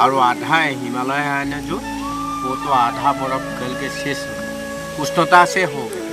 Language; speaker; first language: Hindi; non-native, local second language; Assamese